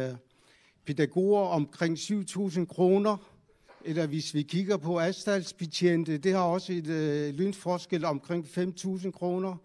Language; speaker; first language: Danish; non-native, local second language; Kalaallisut